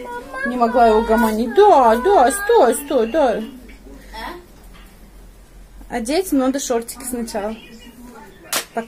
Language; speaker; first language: Russian; native; Russian